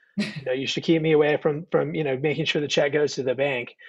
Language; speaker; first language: English; native; English